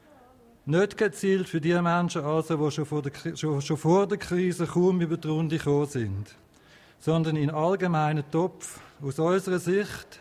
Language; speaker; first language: German; native; German